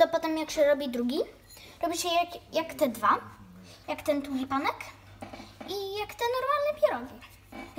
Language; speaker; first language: Polish; early bilingual, heritage; Polish